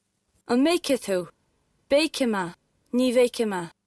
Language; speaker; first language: Irish; non-native, learner; English